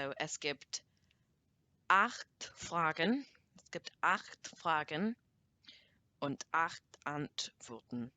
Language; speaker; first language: German; non-native, learner; English